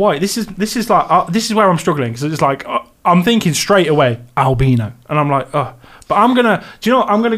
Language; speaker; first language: English; native; English